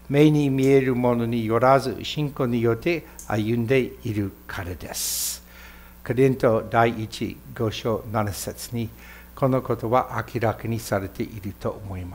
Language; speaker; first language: Japanese; non-native, fluent; English